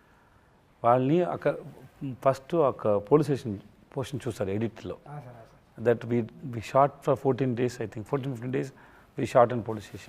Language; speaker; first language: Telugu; non-native, learner; Tamil